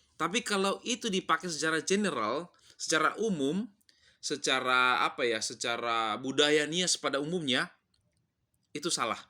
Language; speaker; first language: Indonesian; non-native, local second language; Nias